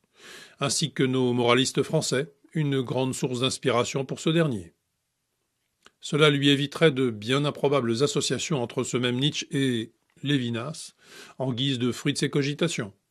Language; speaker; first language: French; native; French